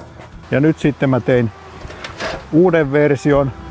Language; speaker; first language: Finnish; native; Finnish